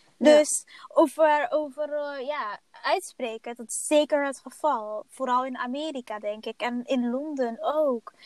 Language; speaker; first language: Dutch; early bilingual, other home language; Somali